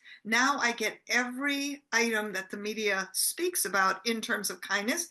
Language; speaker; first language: English; native; English